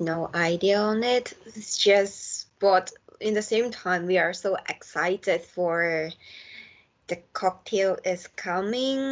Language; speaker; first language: English; non-native, local second language; Chinese